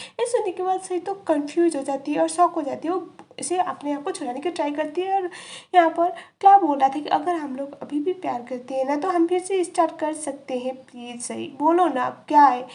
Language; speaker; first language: Hindi; native; Hindi